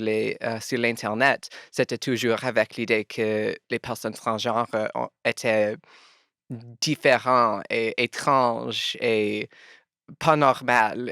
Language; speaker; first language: French; non-native, local second language; English